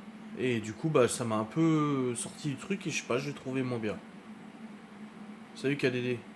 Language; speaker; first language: French; native; French